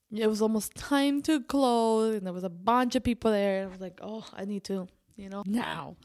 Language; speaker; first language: English; non-native, fluent; Spanish